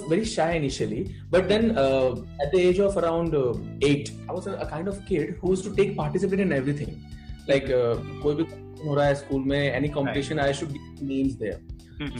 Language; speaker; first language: English; non-native, local second language; Bangla